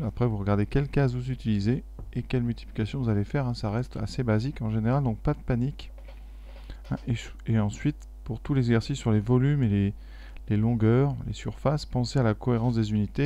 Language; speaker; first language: French; native; French